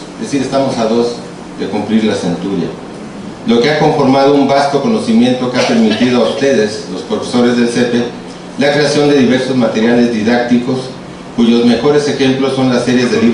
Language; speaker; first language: Spanish; native; Spanish